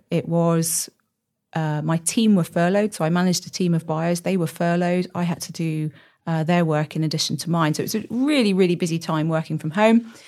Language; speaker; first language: English; native; English